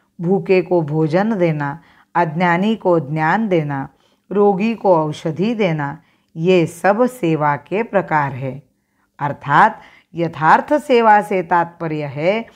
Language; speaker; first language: Hindi; non-native, local second language; Marathi